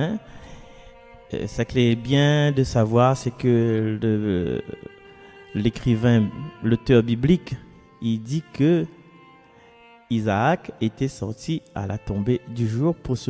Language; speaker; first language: French; non-native, local second language; Malagasy